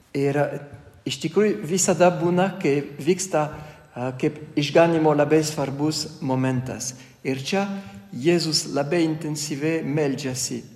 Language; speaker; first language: Lithuanian; non-native, fluent; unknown